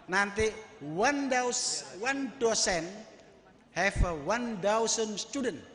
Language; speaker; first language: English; non-native, learner; Indonesian